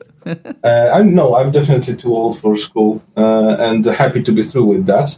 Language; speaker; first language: English; non-native, fluent; Polish